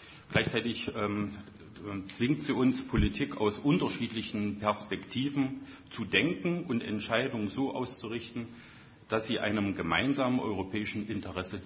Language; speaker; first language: German; native; German